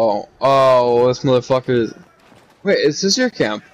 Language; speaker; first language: English; native; English